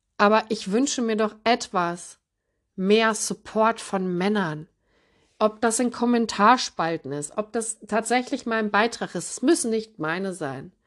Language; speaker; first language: German; early bilingual, other home language; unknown